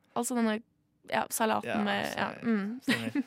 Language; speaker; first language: Norwegian; native; Norwegian